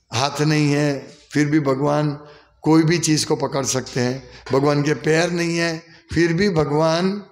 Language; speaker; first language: Hindi; non-native, local second language; Gujarati